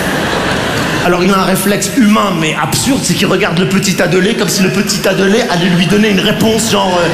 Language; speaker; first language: French; native; French